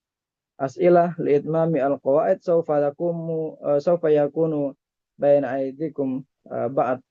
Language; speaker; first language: Arabic; non-native, fluent; Indonesian